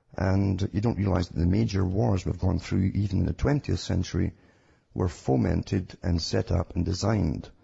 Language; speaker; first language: English; native; English